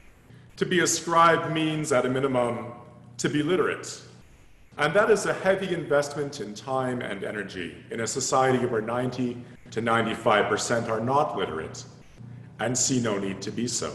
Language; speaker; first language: English; native; English